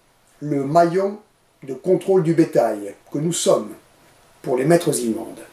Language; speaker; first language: French; native; French